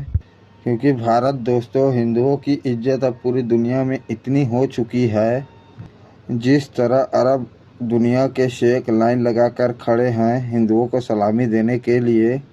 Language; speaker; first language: Hindi; native; Hindi